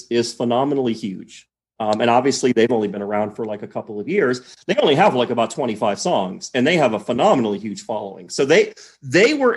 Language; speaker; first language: English; native; English